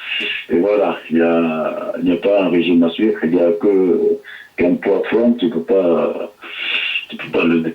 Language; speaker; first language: French; non-native, local second language; Arabic